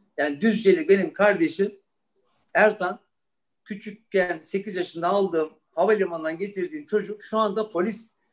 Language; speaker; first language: Turkish; early bilingual, heritage; Turkish